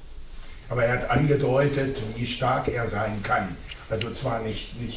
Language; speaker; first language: German; native; German